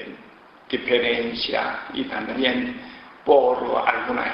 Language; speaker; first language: Spanish; non-native, learner; Korean